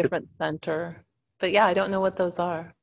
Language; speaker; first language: English; native; English